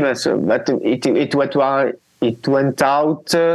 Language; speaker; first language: English; non-native, learner; Italian